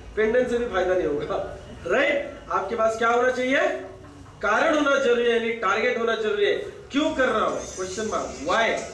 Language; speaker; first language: Hindi; non-native, local second language; Marathi